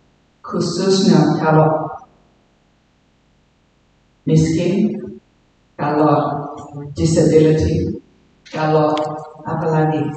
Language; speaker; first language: Indonesian; non-native, learner; English